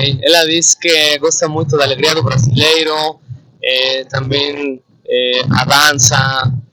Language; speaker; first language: Portuguese; non-native, fluent; Spanish